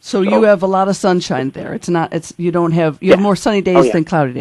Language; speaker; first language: English; native; English